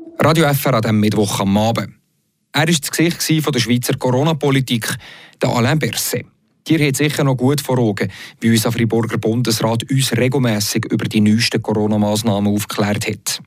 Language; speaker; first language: German; native; German